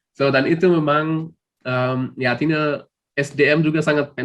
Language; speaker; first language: Indonesian; non-native, fluent; German